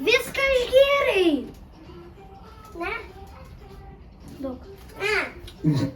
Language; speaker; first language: Lithuanian; early bilingual, heritage; Lithuanian